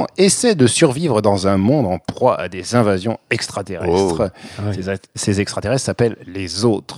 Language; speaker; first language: French; native; French